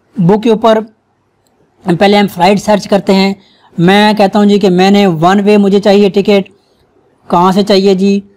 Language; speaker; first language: Urdu; non-native, local second language; Punjabi